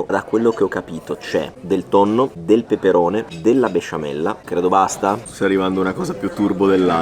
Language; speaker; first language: Italian; native; Italian